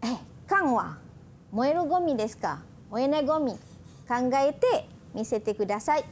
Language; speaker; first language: Japanese; non-native, fluent; Malay